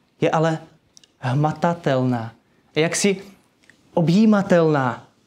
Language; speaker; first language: Czech; non-native, fluent; Russian